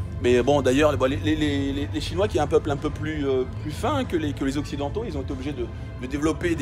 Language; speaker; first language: French; native; French